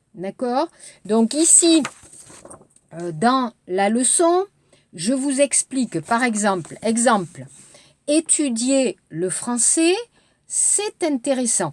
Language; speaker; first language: French; native; French